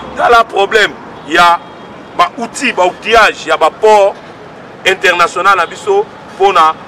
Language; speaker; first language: Lingala; non-native, local second language; Kongo